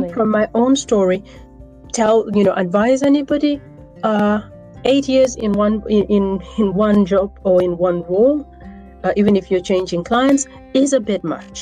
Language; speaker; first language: English; non-native, local second language; Acoli